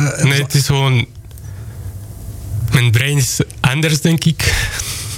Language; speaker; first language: Dutch; non-native, local second language; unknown